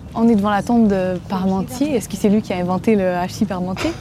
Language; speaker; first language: French; native; French